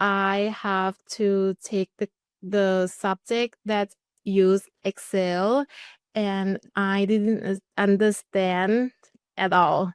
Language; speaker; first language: English; non-native, learner; Thai